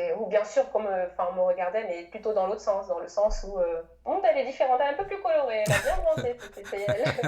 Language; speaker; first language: French; native; French